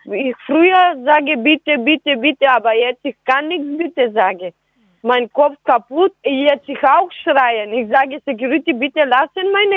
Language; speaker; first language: German; non-native, learner; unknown